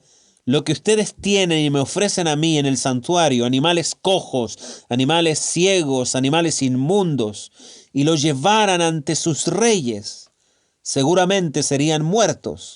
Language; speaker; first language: Spanish; native; Spanish